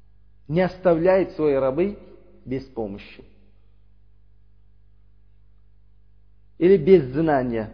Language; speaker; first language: Russian; non-native, learner; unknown